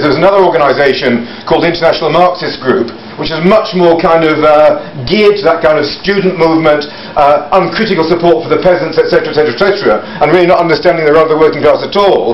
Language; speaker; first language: English; native; English